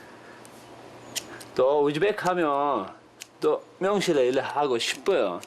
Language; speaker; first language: Korean; non-native, learner; Uzbek